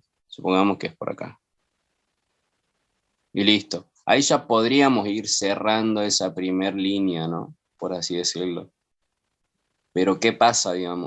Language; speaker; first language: Spanish; native; Spanish